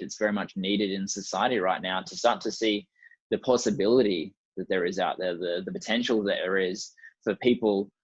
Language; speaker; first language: English; native; English